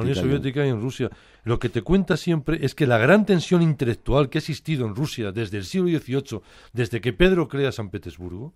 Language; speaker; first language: Spanish; native; Spanish